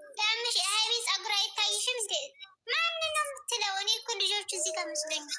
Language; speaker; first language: Amharic; native; Amharic